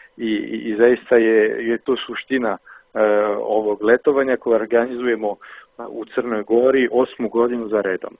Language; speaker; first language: Serbian; non-native, fluent; French